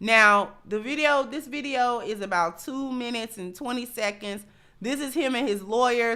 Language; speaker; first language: English; native; English